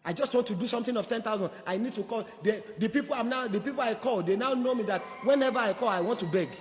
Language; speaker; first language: English; non-native, local second language; Yoruba